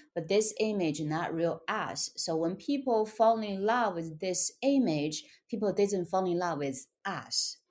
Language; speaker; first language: English; non-native, fluent; Chinese